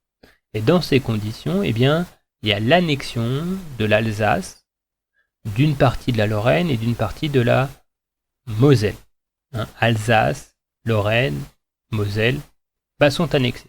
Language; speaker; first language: French; native; French